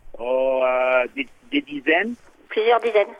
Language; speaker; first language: French; non-native, learner; English